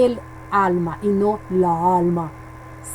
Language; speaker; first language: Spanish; non-native, fluent; Portuguese